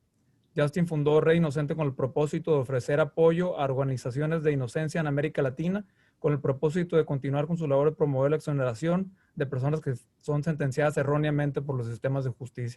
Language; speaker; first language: Spanish; native; Spanish